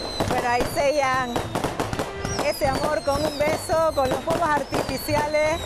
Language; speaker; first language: Spanish; native; Spanish